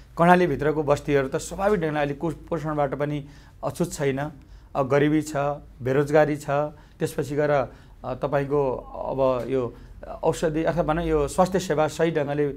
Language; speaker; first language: Nepali; native; Nepali